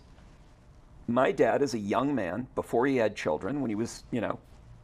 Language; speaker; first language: English; native; English